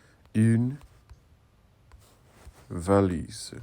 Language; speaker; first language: French; non-native, learner; English